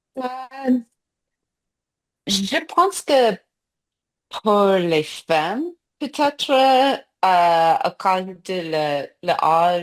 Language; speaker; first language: French; non-native, learner; English